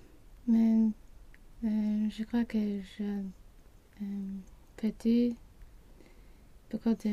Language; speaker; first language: French; non-native, learner; Swedish